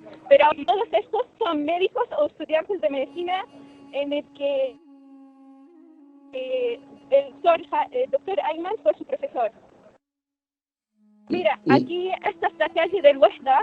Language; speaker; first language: Spanish; non-native, fluent; Arabic